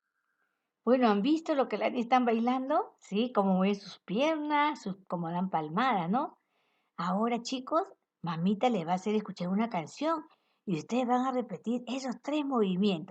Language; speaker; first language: Spanish; native; Spanish